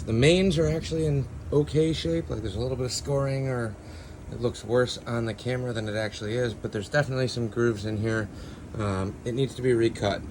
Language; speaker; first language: English; native; English